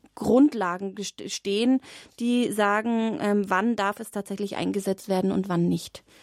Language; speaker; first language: German; native; German